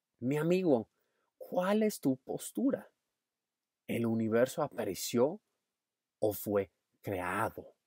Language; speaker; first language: Spanish; non-native, fluent; English